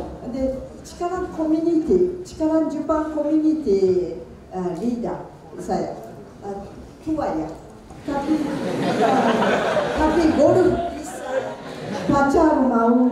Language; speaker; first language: Indonesian; non-native, learner; Japanese